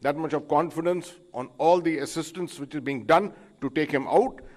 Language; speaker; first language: English; non-native, local second language; Hindi